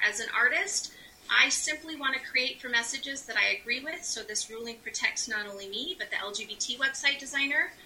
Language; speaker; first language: English; native; English